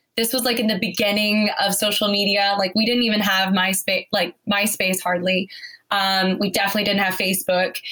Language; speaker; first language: English; native; English